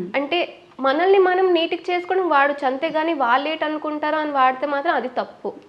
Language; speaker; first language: Telugu; non-native, local second language; Bangla